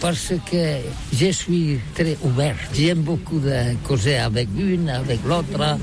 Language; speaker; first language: French; non-native, learner; Catalan